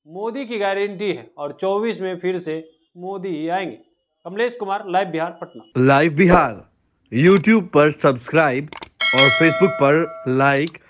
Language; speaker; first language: Hindi; native; Hindi